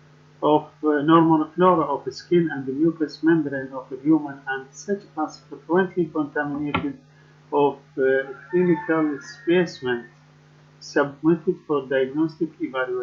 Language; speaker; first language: English; non-native, learner; Arabic